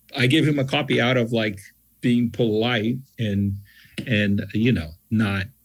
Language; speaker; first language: English; non-native, fluent; Portuguese